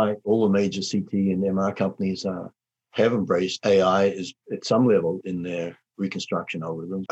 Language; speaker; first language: English; native; English